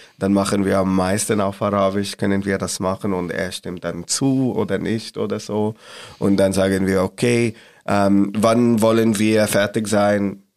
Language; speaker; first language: German; non-native, learner; Arabic